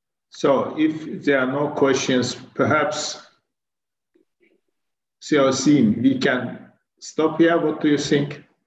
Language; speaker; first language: English; non-native, fluent; Turkish